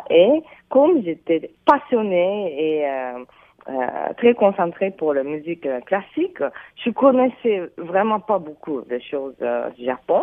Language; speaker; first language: French; non-native, fluent; Japanese